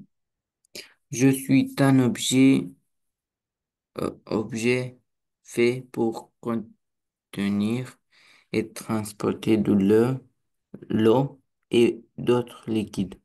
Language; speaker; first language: French; non-native, learner; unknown